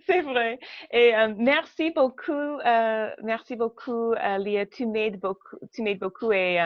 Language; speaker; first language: French; non-native, learner; English